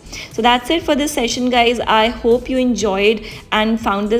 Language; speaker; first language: English; non-native, local second language; Hindi